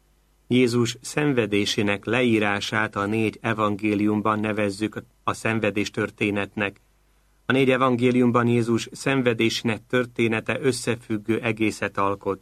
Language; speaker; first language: Hungarian; native; Hungarian